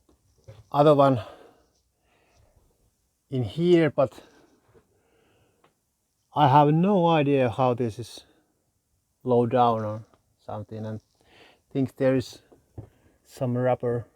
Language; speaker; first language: English; non-native, learner; Finnish